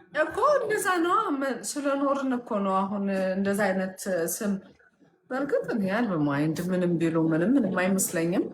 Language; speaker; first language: Amharic; native; Amharic